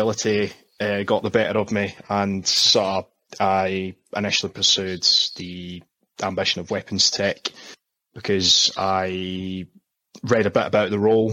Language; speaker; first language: English; native; English